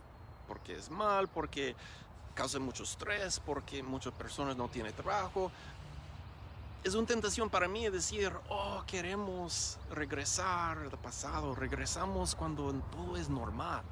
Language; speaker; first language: Spanish; non-native, learner; English